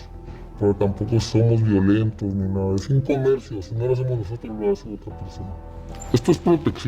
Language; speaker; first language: Spanish; native; Spanish